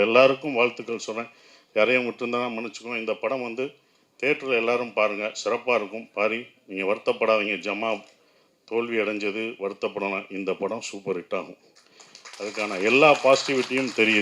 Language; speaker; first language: Tamil; native; Tamil